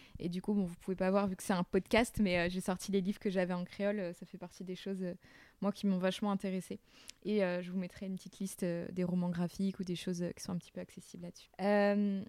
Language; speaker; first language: French; non-native, local second language; Réunion Creole French